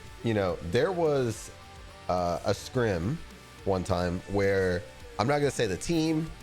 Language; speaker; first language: English; native; English